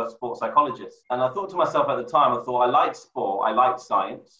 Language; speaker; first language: English; native; English